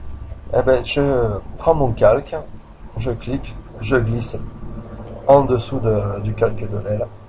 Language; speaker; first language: French; native; French